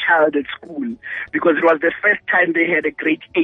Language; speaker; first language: English; non-native, local second language; Southern Sotho